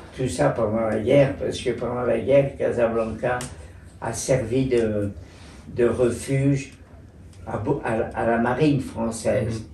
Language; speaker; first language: French; native; French